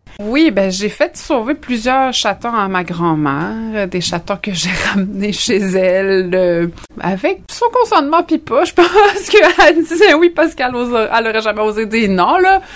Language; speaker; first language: French; native; French